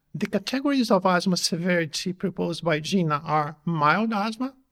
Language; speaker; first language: English; non-native, fluent; Portuguese